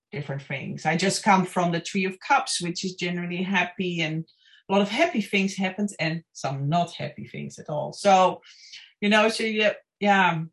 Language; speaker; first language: English; non-native, fluent; Dutch